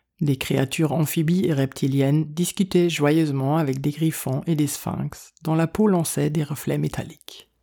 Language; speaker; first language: French; native; French